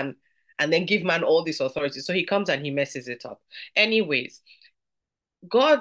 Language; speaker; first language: English; non-native, local second language; Yoruba